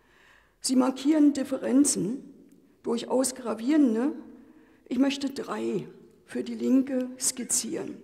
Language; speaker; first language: German; native; German